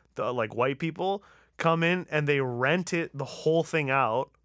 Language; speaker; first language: English; early bilingual, other home language; Persian